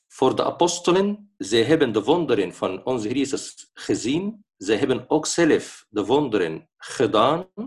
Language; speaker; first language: Dutch; non-native, fluent; Arabic